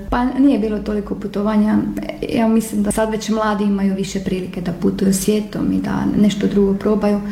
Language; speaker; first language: Croatian; early bilingual, heritage; Croatian